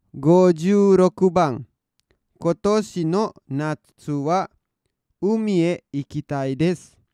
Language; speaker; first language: Japanese; non-native, fluent; Indonesian